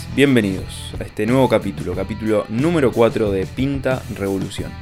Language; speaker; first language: Spanish; native; Spanish